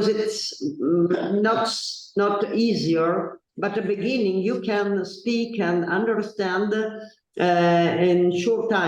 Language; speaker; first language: English; non-native, learner; Italian